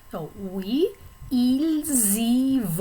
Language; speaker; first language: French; non-native, fluent; English